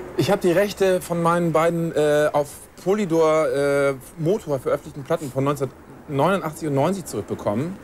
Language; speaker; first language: German; native; German